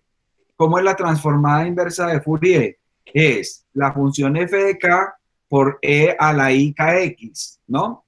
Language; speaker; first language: Spanish; native; Spanish